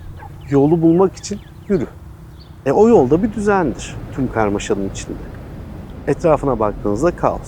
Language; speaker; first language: Turkish; native; Turkish